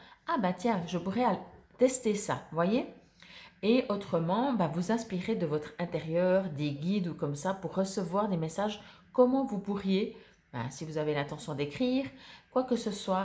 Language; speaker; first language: French; native; French